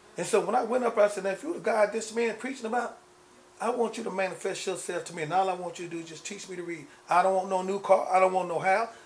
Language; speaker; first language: English; native; English